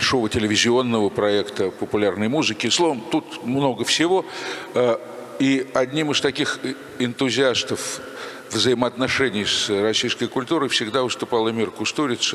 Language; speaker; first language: Russian; native; Russian